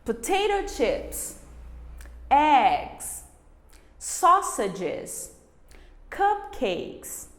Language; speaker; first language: English; non-native, fluent; Portuguese